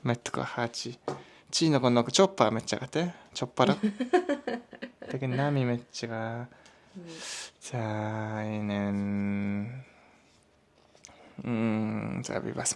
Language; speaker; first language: Mongolian; non-native, learner; Japanese